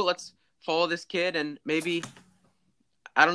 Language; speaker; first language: English; native; English